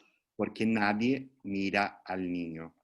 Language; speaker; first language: Spanish; non-native, fluent; Portuguese